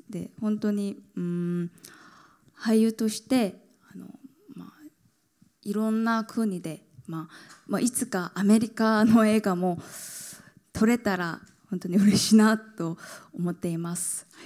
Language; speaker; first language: Japanese; non-native, fluent; Korean